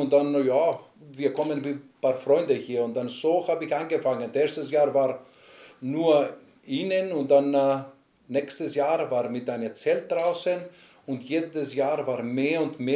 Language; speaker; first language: German; non-native, learner; Greek